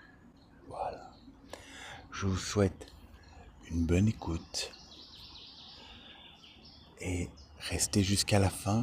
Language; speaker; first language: French; native; French